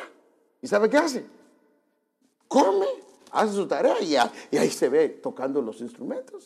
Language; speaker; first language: Spanish; native; Spanish